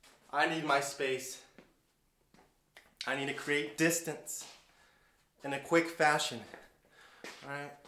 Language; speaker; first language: English; native; English